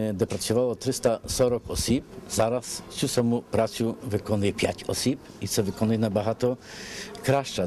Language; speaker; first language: Ukrainian; early bilingual, heritage; Ukrainian